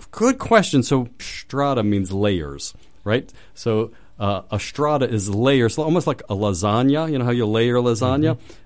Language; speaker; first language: English; native; English